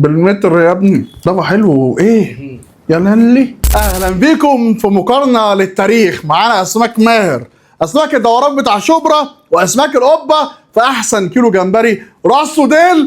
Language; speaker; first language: Arabic; native; Arabic